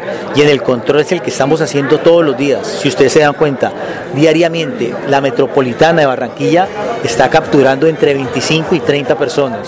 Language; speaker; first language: Spanish; native; Spanish